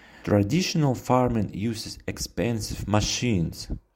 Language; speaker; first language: English; non-native, fluent; Russian